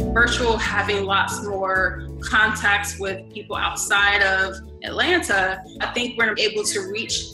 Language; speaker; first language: English; native; English